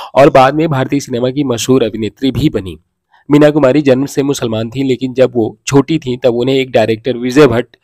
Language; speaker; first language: Hindi; native; Hindi